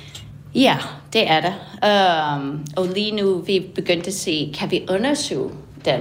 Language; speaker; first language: Danish; non-native, fluent; English